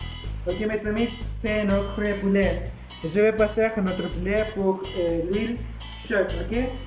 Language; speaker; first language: French; non-native, learner; Spanish